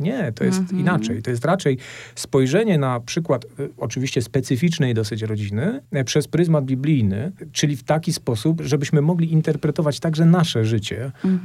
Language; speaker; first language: Polish; native; Polish